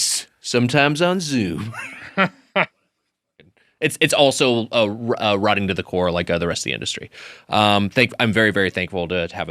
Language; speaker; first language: English; native; English